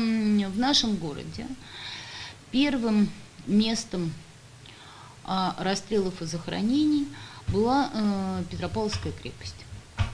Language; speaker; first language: Russian; native; Russian